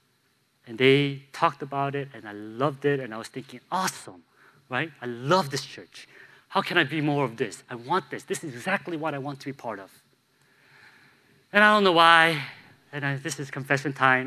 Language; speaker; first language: English; native; English